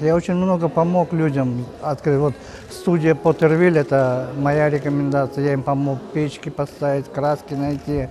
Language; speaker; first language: Russian; native; Russian